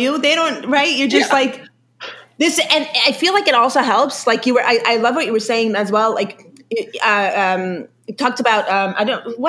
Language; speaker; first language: English; early bilingual, other home language; Yiddish